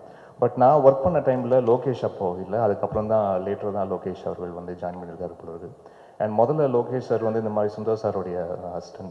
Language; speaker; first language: Tamil; native; Tamil